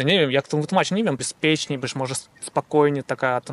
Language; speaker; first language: Polish; non-native, fluent; Russian